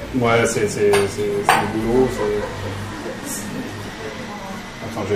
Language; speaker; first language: French; non-native, fluent; German